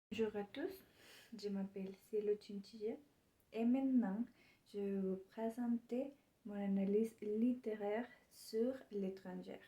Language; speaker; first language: French; non-native, learner; Spanish